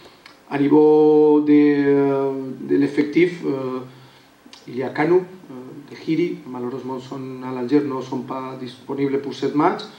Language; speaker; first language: French; non-native, learner; Spanish